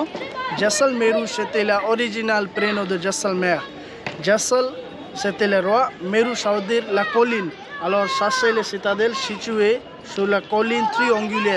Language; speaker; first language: French; non-native, learner; Hindi